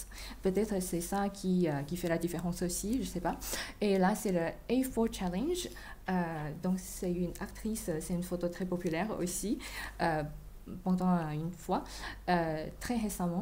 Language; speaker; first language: French; non-native, fluent; Chinese